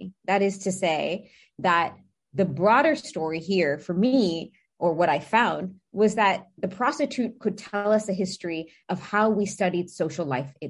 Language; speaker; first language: English; native; English